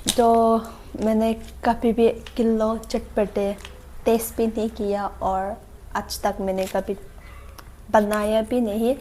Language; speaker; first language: Hindi; non-native, local second language; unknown